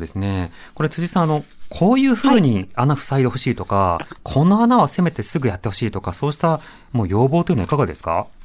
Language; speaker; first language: Japanese; native; Japanese